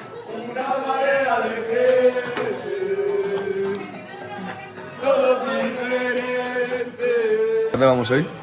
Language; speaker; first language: Spanish; native; Spanish